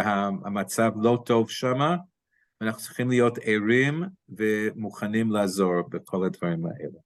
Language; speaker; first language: Hebrew; non-native, fluent; English